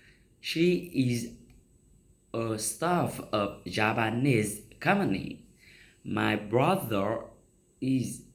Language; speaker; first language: English; non-native, learner; Vietnamese